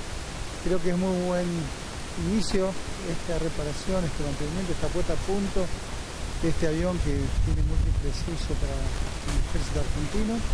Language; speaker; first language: Spanish; native; Spanish